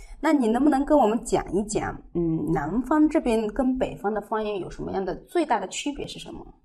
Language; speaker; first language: Chinese; native; Chinese